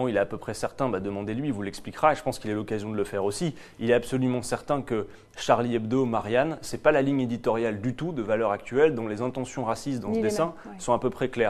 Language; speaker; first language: French; native; French